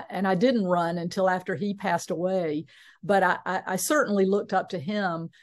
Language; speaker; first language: English; native; English